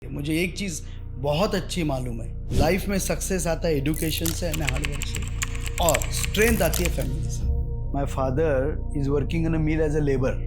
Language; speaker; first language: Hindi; non-native, local second language; Marathi